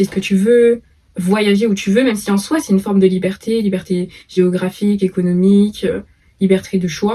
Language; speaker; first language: French; native; French